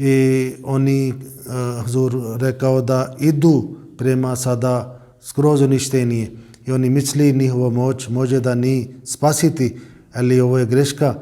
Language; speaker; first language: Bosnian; non-native, fluent; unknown